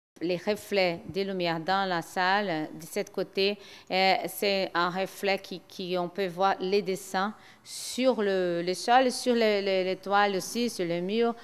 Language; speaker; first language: French; non-native, learner; Portuguese